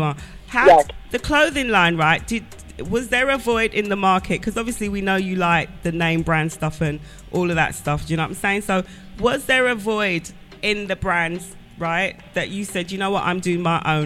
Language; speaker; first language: English; native; English